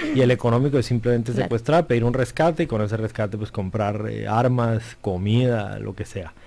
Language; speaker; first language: Spanish; native; Spanish